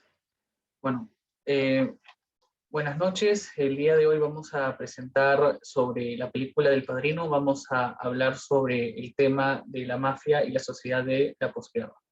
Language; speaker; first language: Spanish; native; Spanish